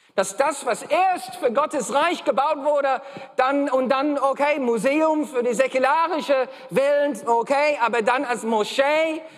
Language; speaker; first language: German; non-native, fluent; English